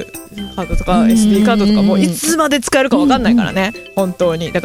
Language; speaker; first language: Japanese; native; Japanese